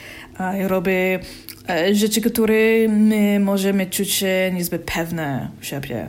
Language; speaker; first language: Polish; non-native, learner; English